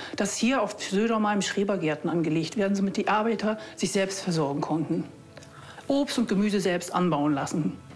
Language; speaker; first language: German; native; German